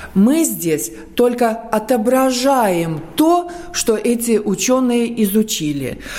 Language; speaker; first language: Russian; non-native, local second language; Latvian